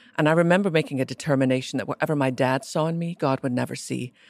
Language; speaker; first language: English; native; English